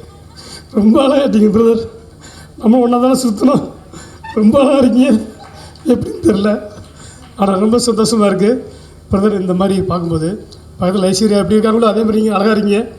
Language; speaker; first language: Tamil; native; Tamil